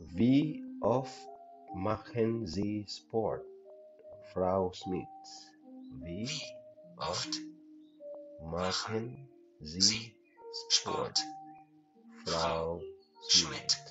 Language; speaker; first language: German; non-native, learner; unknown